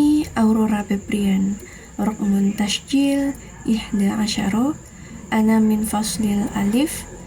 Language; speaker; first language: Arabic; non-native, learner; Indonesian